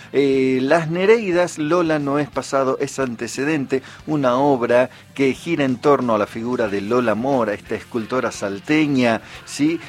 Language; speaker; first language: Spanish; native; Spanish